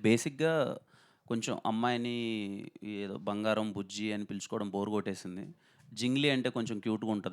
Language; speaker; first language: Telugu; native; Telugu